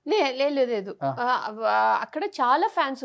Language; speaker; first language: Telugu; non-native, learner; Tamil